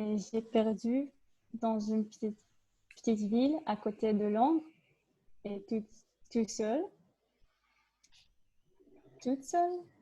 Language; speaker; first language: French; non-native, learner; English